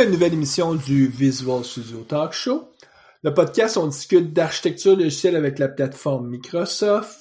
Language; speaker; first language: French; native; French